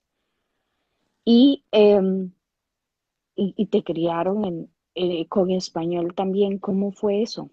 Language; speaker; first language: Spanish; native; Spanish